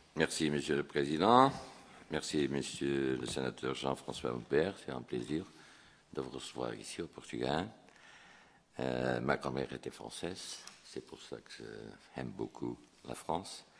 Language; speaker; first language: French; non-native, fluent; Portuguese